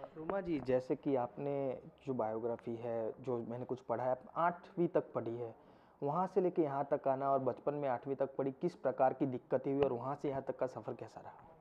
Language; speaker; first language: Hindi; non-native, local second language; Gujarati